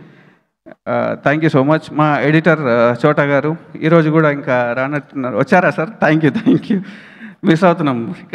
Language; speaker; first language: Telugu; native; Telugu